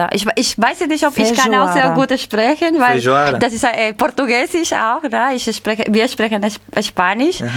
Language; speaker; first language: German; non-native, learner; Spanish